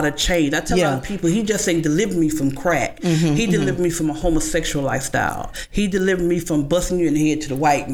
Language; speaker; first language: English; native; English